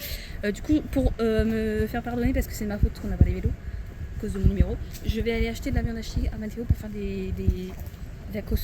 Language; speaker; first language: French; native; French